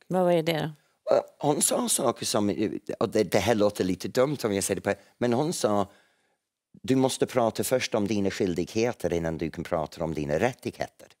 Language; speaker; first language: Swedish; non-native, fluent; English